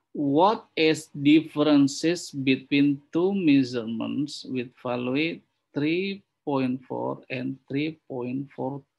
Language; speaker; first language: English; non-native, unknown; Indonesian